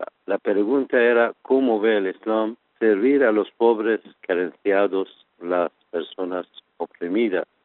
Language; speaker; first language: Spanish; non-native, fluent; Persian